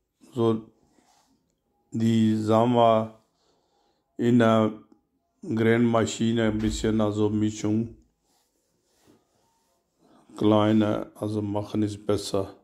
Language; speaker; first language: German; non-native, learner; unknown